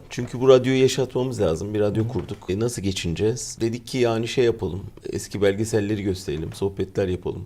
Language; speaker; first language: Turkish; native; Turkish